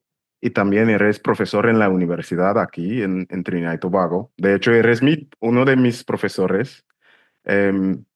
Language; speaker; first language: Spanish; non-native, fluent; English